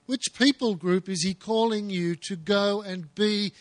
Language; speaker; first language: English; native; English